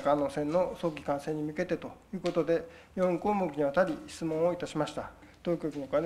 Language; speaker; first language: Japanese; native; Japanese